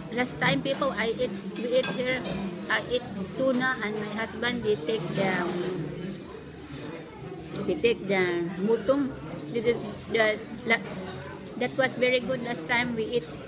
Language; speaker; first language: English; non-native, local second language; Filipino